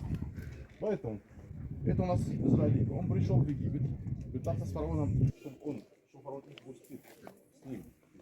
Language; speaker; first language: Russian; non-native, learner; Arabic